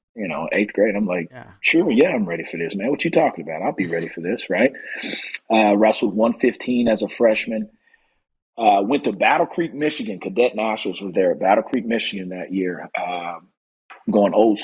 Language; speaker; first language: English; native; English